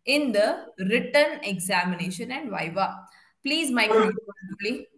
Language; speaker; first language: English; non-native, local second language; Kannada